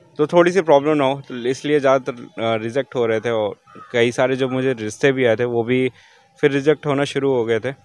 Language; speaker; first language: Hindi; native; Hindi